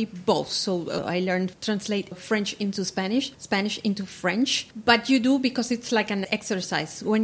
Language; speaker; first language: English; non-native, fluent; Spanish